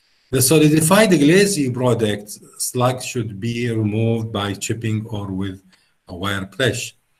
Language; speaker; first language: English; non-native, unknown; Arabic